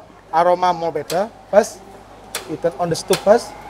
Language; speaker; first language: English; non-native, learner; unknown